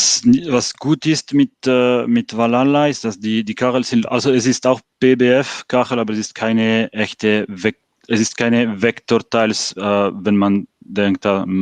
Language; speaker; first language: German; non-native, fluent; French